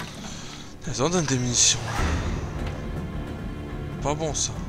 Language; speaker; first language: French; native; French